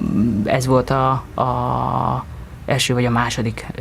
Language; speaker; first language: Hungarian; native; Hungarian